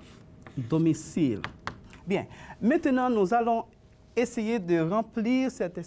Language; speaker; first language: French; non-native, fluent; Spanish